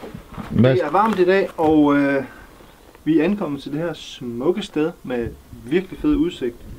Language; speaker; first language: Danish; native; Danish